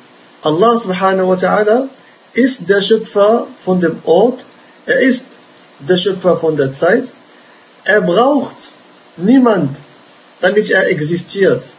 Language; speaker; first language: German; non-native, fluent; Arabic